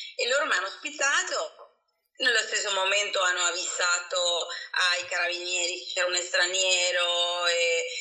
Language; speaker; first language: Italian; non-native, fluent; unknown